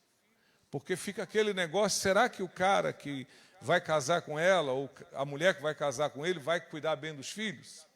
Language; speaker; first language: Portuguese; native; Portuguese